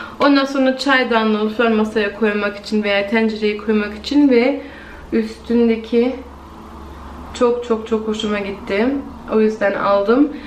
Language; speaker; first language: Turkish; early bilingual, heritage; Turkish